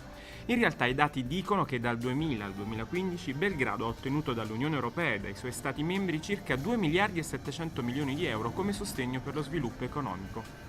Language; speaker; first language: Italian; native; Italian